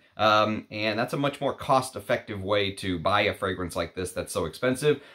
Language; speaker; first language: English; non-native, fluent; Arabic